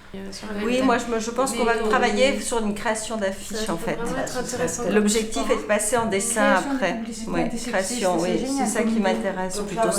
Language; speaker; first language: French; native; French